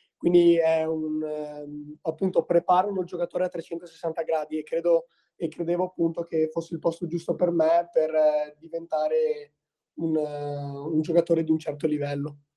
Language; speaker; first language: Italian; native; Italian